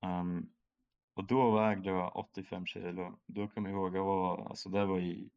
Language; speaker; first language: Swedish; early bilingual, other home language; German